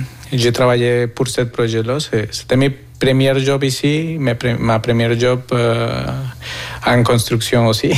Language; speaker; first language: French; non-native, fluent; Spanish